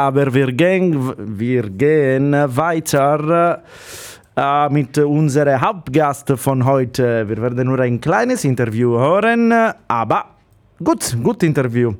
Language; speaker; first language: German; non-native, learner; Italian